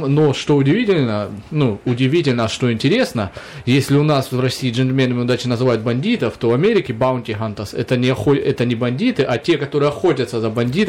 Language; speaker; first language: Russian; native; Russian